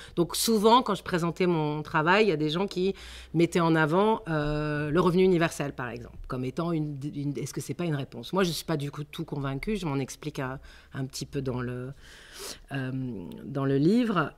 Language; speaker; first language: French; native; French